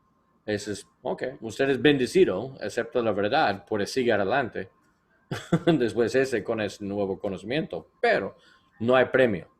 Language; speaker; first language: Spanish; non-native, learner; English